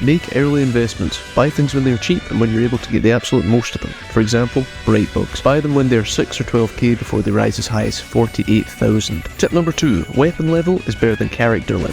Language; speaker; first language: English; native; English